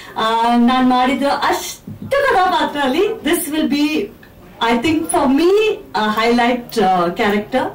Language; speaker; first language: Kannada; non-native, fluent; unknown